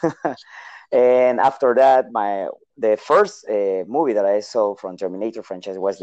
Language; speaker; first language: English; non-native, learner; Spanish